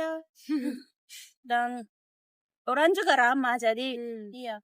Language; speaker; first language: Indonesian; non-native, learner; Japanese